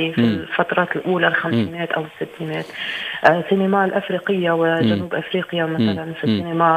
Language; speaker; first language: Arabic; native; Arabic